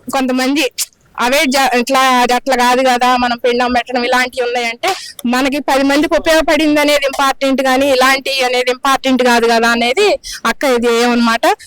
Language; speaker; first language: Telugu; native; Telugu